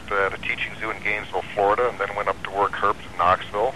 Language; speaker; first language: English; native; English